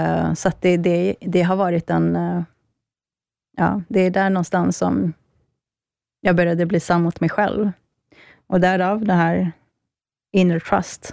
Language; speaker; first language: Swedish; early bilingual, other home language; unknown